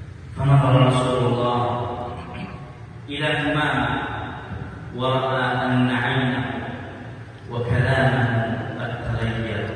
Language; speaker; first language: Arabic; non-native, fluent; Indonesian